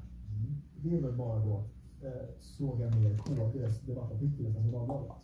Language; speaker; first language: Swedish; native; Swedish